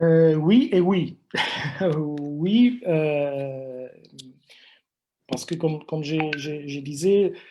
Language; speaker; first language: French; non-native, fluent; Italian